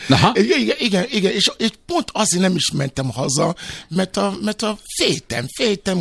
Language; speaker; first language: Hungarian; non-native, fluent; Yoruba